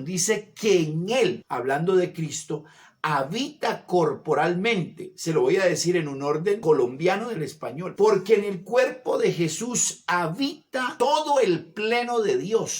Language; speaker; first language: Spanish; native; Spanish